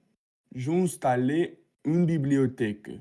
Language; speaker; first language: French; non-native, learner; Russian